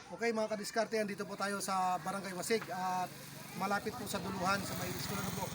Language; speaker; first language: Filipino; native; Filipino